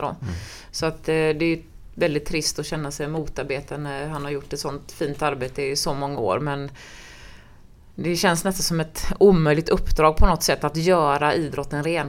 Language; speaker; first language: Swedish; native; Swedish